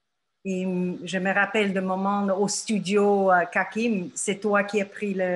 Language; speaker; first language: French; non-native, fluent; Turkish